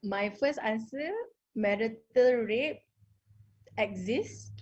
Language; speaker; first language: English; non-native, local second language; Malay